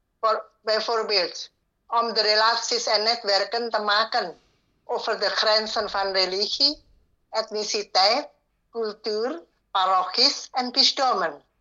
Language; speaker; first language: Dutch; non-native, learner; Indonesian